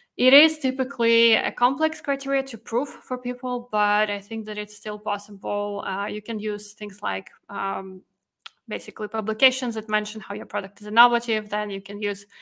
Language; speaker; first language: English; non-native, fluent; Russian